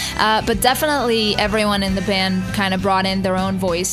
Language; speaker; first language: English; non-native, fluent; Hebrew